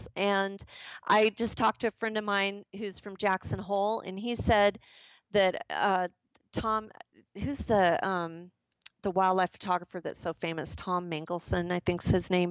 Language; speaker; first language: English; native; English